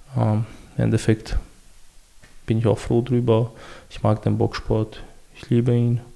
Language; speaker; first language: German; early bilingual, other home language; Chechen